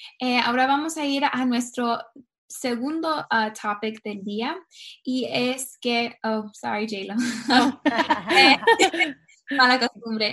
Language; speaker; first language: Spanish; early bilingual, other home language; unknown